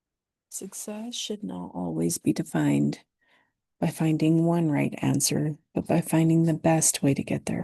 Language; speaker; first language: English; native; English